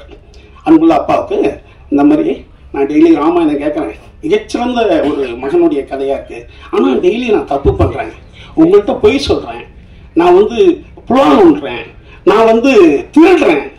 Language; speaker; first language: Tamil; native; Tamil